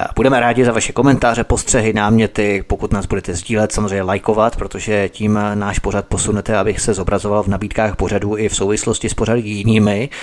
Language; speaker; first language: Czech; native; Czech